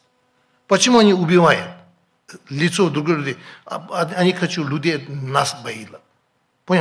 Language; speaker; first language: Russian; non-native, learner; Tibetan